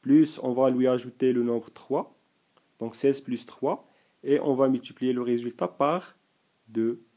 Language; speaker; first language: French; non-native, local second language; Arabic